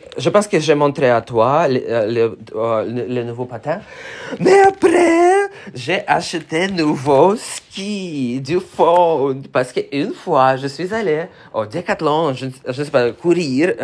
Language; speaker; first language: French; non-native, learner; Russian